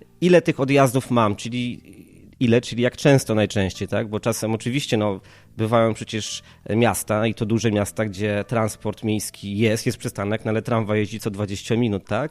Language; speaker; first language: Polish; native; Polish